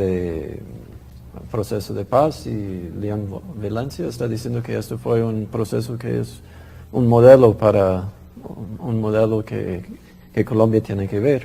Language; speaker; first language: Spanish; non-native, fluent; English